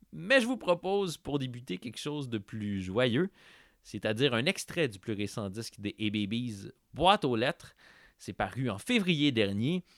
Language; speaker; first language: French; native; French